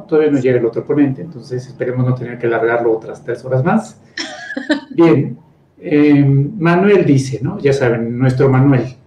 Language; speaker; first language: Spanish; native; Spanish